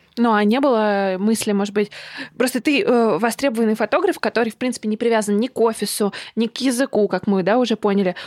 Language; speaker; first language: Russian; native; Russian